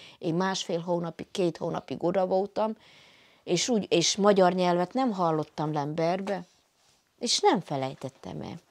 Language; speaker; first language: Hungarian; native; Hungarian